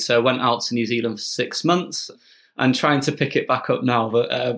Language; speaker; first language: English; native; English